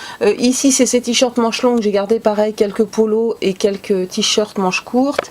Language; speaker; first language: French; native; French